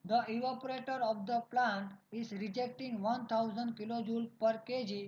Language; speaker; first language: English; non-native, local second language; Gujarati